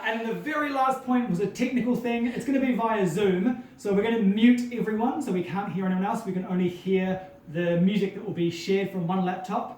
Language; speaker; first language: English; native; English